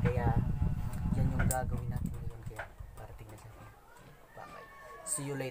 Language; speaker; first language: Filipino; non-native, local second language; Cebuano